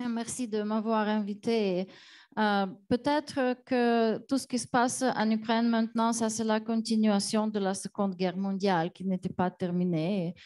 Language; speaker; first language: French; non-native, fluent; Ukrainian